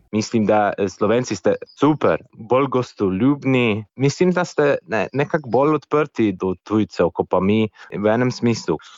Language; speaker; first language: Slovenian; non-native, fluent; English